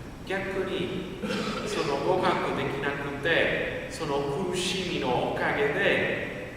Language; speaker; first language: Japanese; non-native, fluent; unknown